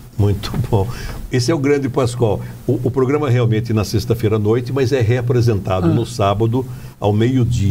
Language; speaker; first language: Portuguese; native; Portuguese